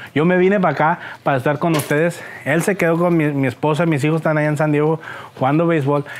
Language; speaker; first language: Spanish; early bilingual, heritage; Spanish